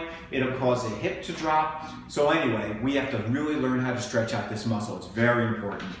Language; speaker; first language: English; native; English